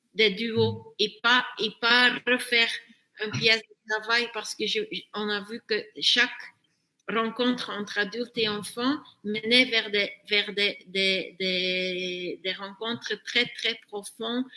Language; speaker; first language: French; non-native, fluent; Dutch